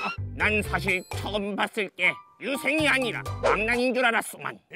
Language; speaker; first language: Korean; native; Korean